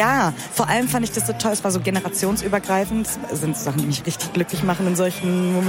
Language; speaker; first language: German; early bilingual, other home language; Kurdish